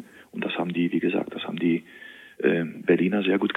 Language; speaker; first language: German; native; German